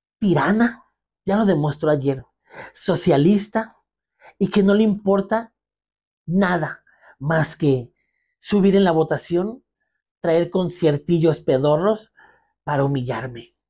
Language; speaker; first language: Spanish; native; Spanish